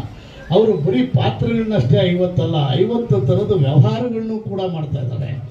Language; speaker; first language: Kannada; native; Kannada